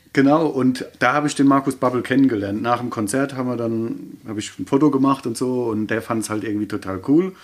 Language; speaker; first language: German; native; German